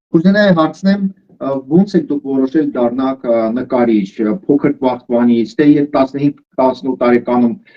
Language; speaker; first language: Armenian; early bilingual, heritage; Armenian